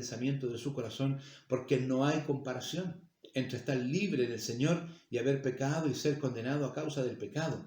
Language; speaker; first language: Spanish; native; Spanish